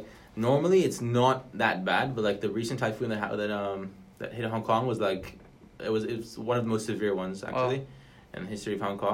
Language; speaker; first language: English; non-native, local second language; Hebrew